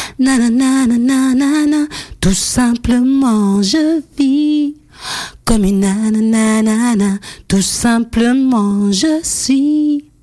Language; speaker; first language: French; early bilingual, other home language; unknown